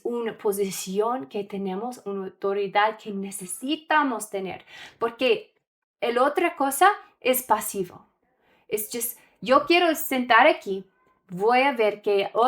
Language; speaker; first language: Spanish; non-native, learner; English